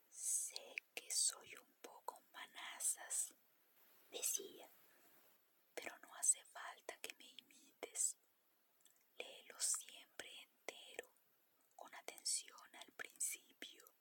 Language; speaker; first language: Spanish; native; Spanish